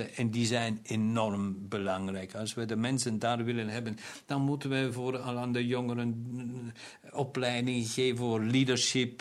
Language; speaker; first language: Dutch; non-native, local second language; German